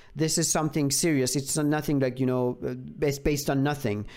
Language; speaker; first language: English; non-native, fluent; Persian